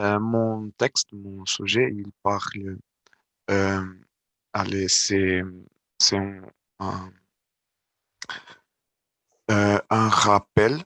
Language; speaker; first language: French; non-native, learner; Portuguese